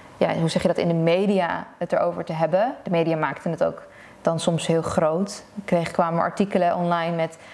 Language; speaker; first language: Dutch; early bilingual, other home language; Persian